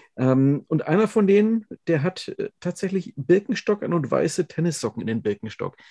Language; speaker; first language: German; native; German